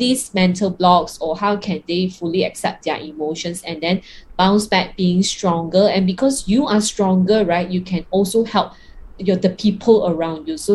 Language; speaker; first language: English; non-native, local second language; Cantonese